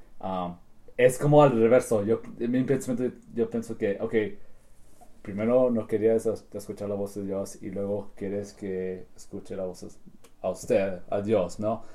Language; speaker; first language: Spanish; early bilingual, heritage; Spanish